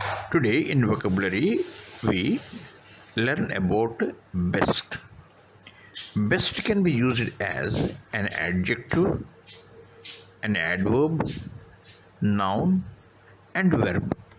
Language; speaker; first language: English; non-native, local second language; Telugu